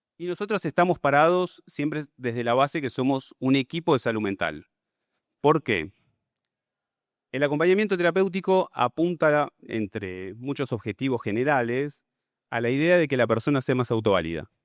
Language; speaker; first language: Spanish; native; Spanish